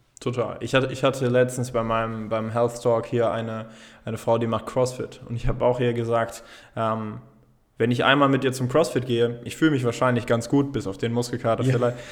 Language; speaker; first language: German; native; German